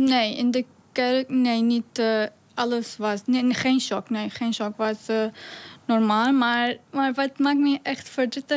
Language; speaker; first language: Dutch; non-native, learner; Arabic